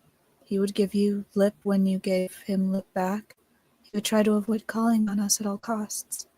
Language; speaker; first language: English; native; English